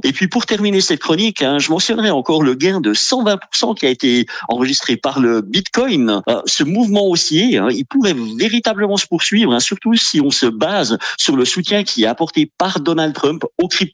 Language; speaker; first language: French; native; French